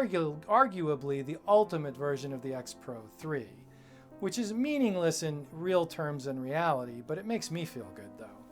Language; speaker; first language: English; native; English